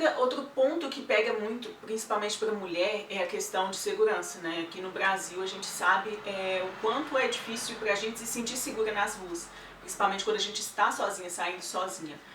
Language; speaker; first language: Portuguese; native; Portuguese